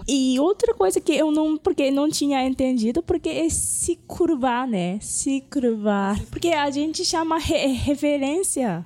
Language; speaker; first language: Portuguese; non-native, fluent; Japanese